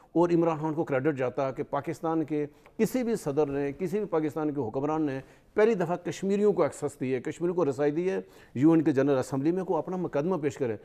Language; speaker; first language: Urdu; non-native, local second language; Pahari-Potwari